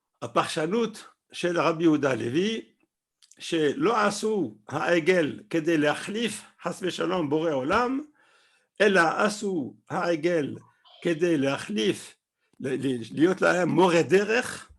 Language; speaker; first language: Hebrew; non-native, fluent; French